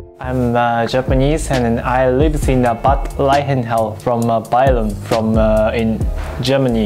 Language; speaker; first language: English; non-native, learner; Japanese